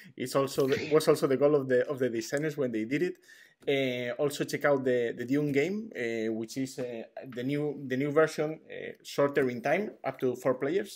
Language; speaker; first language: English; non-native, fluent; Catalan